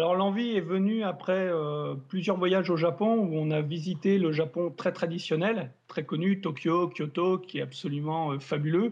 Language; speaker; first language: French; native; French